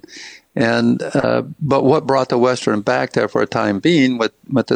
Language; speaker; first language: English; native; English